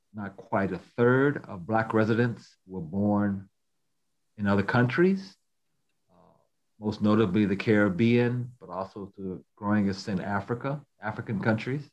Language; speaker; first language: English; native; English